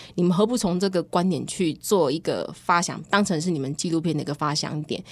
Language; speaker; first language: Chinese; native; Chinese